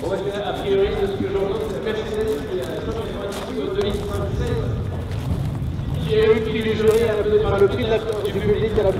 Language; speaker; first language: French; native; French